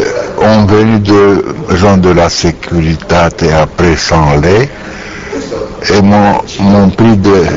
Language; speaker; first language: French; non-native, learner; Romanian